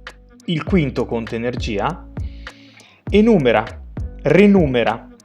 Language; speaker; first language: Italian; native; Italian